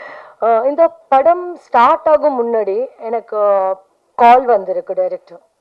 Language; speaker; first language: Tamil; non-native, fluent; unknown